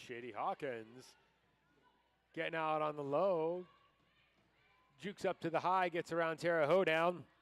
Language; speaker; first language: English; native; English